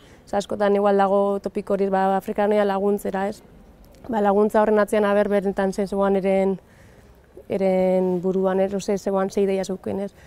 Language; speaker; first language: Basque; native; Basque